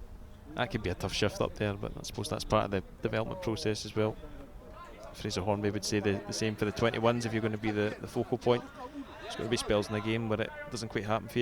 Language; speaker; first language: English; native; English